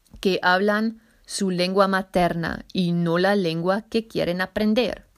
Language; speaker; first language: Spanish; non-native, fluent; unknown